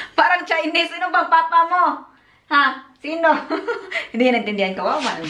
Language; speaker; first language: Filipino; non-native, local second language; Cebuano